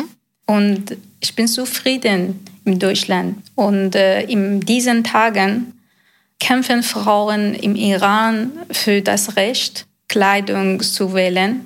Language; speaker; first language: German; non-native, learner; Persian